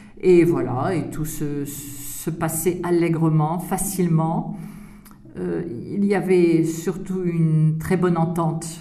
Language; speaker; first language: French; native; French